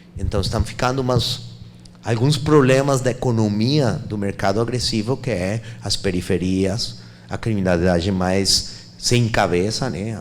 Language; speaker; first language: Portuguese; non-native, fluent; Spanish